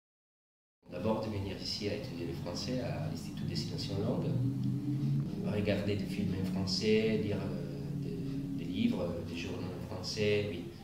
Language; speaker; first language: French; non-native, fluent; Italian